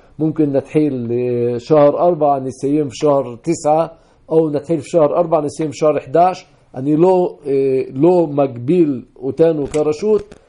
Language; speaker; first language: Hebrew; non-native, local second language; Arabic